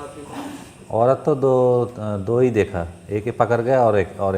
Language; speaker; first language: Hindi; non-native, local second language; Bangla